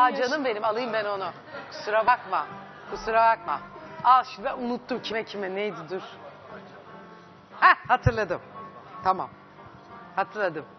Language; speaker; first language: Turkish; native; Turkish